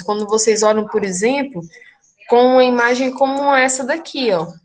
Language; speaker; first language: Portuguese; native; Portuguese